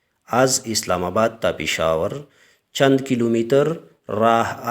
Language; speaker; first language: Persian; non-native, fluent; Urdu